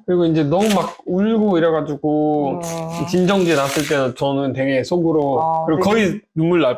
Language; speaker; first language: Korean; native; Korean